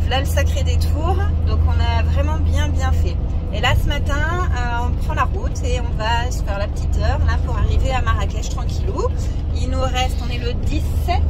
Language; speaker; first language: French; native; French